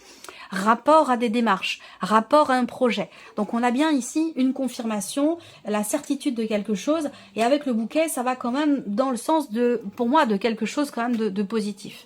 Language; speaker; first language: French; native; French